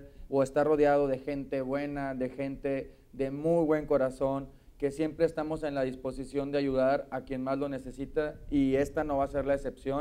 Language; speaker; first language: Spanish; native; Spanish